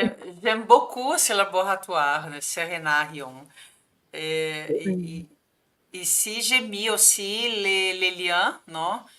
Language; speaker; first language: French; non-native, fluent; Portuguese